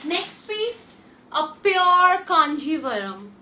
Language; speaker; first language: Hindi; non-native, local second language; Bangla